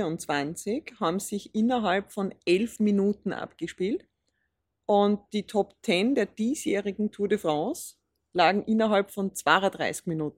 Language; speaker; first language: German; native; German